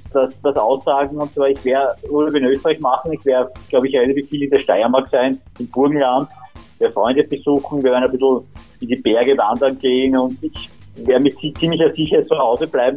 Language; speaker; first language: German; native; German